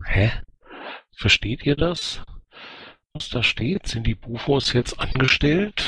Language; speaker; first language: German; native; German